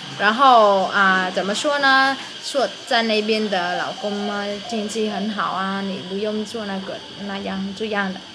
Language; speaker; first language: Chinese; non-native, fluent; Vietnamese